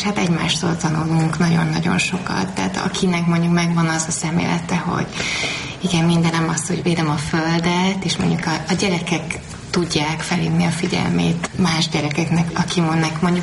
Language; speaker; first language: Hungarian; native; Hungarian